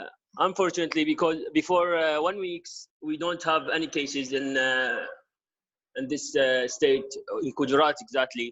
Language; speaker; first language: English; non-native, local second language; Arabic